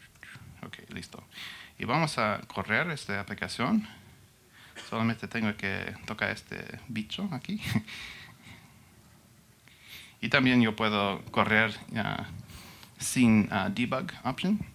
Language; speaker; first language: Spanish; non-native, learner; English